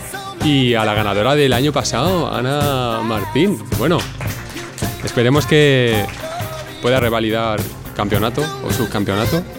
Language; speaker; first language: Spanish; native; Spanish